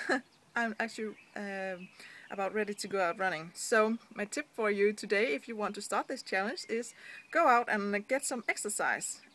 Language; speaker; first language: English; non-native, fluent; Danish